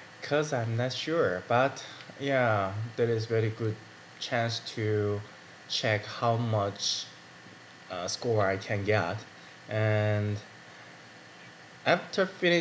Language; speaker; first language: English; non-native, learner; Korean